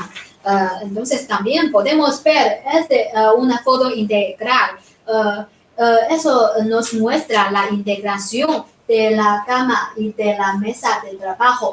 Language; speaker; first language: Spanish; non-native, fluent; Chinese